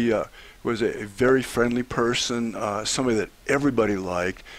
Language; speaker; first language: English; native; English